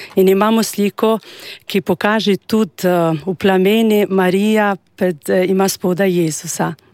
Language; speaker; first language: Slovenian; non-native, fluent; Albanian